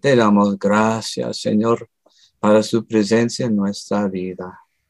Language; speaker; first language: Spanish; non-native, fluent; English